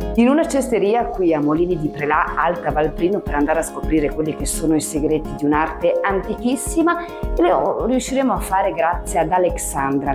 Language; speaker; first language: Italian; native; Italian